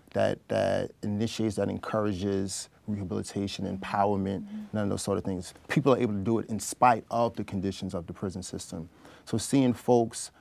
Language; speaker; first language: English; native; English